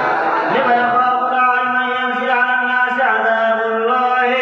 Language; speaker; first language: Arabic; non-native, fluent; Bangla